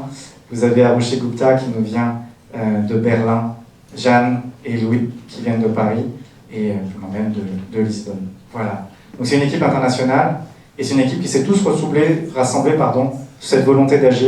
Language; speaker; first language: French; native; French